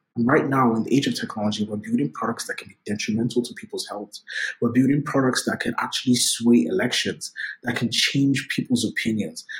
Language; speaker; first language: English; non-native, local second language; Yoruba